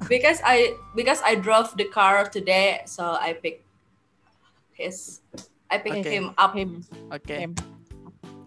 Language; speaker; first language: English; non-native, learner; Indonesian